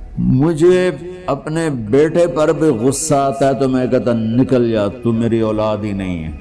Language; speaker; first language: Urdu; non-native, local second language; Punjabi